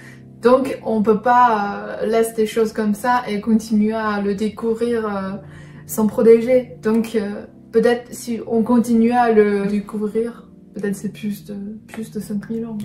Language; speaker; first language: French; non-native, fluent; Chinese